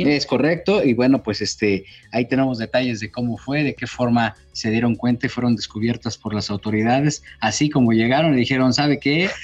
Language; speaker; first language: Spanish; native; Spanish